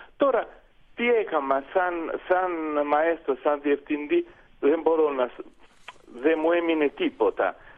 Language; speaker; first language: Greek; non-native, fluent; Italian